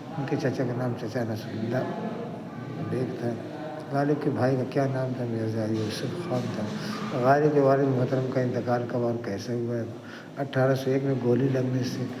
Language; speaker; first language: Urdu; native; Urdu